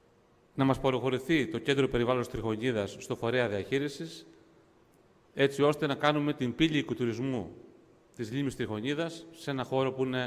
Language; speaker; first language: Greek; native; Greek